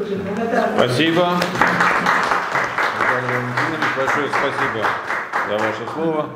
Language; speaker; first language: Russian; non-native, local second language; Armenian